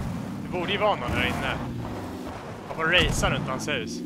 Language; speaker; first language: Swedish; native; Swedish